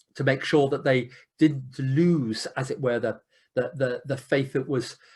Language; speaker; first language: English; native; English